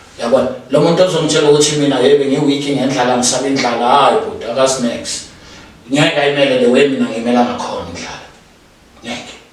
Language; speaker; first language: Zulu; native; Zulu